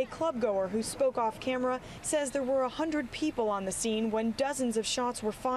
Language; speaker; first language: English; native; English